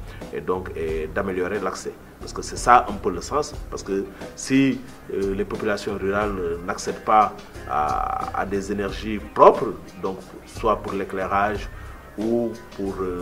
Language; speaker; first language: French; non-native, local second language; Wolof